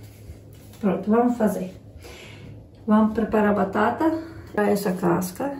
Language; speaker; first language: Portuguese; non-native, learner; Ukrainian